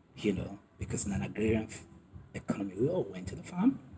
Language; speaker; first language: English; non-native, local second language; Yoruba